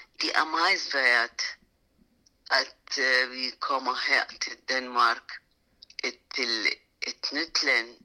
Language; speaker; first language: Danish; non-native, learner; Arabic